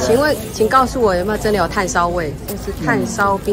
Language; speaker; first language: Chinese; native; Chinese